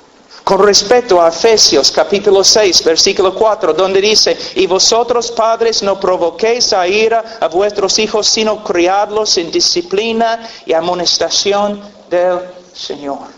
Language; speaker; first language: Spanish; non-native, fluent; English